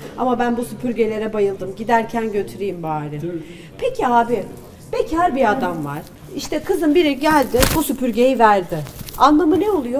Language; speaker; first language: Turkish; native; Turkish